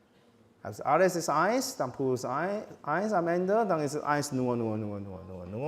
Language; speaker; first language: German; non-native, learner; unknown